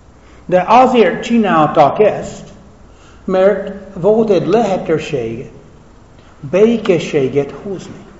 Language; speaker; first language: Hungarian; non-native, fluent; English